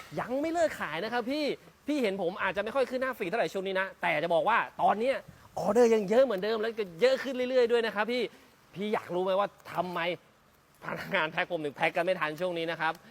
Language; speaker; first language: Thai; native; Thai